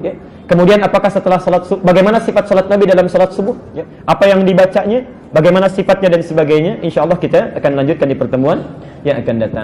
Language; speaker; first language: Indonesian; native; Indonesian